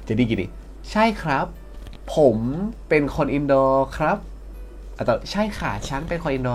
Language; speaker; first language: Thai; non-native, fluent; Indonesian